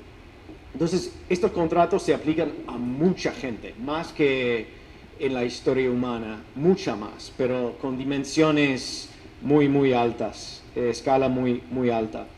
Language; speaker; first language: Spanish; non-native, fluent; English